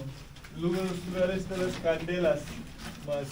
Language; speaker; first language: Spanish; non-native, fluent; Turkish